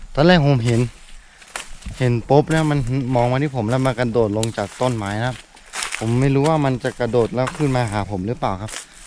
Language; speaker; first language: Thai; non-native, local second language; Karen languages